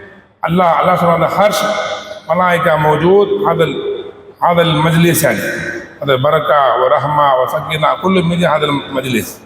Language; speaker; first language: Arabic; non-native, learner; Indonesian